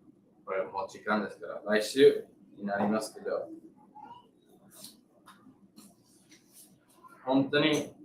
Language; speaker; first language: Japanese; non-native, learner; English